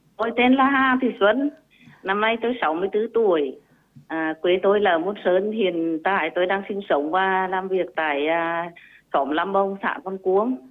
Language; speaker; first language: Vietnamese; non-native, local second language; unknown